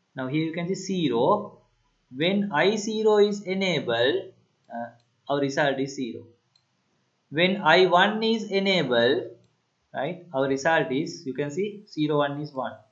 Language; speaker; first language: English; non-native, local second language; Sinhala